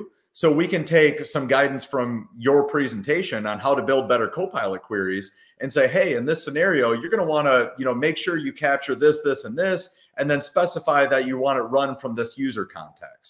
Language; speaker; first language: English; native; English